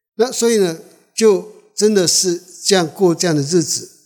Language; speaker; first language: Chinese; non-native, local second language; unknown